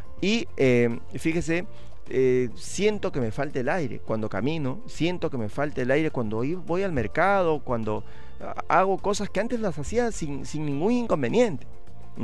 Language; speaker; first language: Spanish; native; Spanish